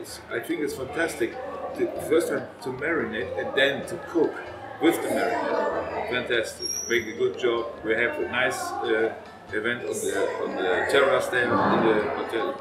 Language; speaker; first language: English; non-native, learner; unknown